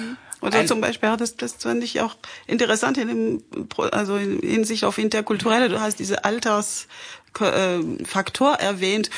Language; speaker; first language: German; non-native, fluent; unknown